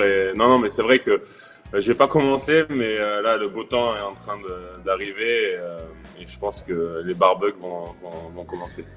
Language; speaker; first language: French; native; French